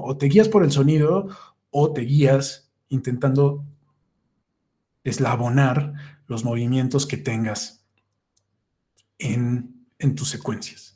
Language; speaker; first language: Spanish; native; Spanish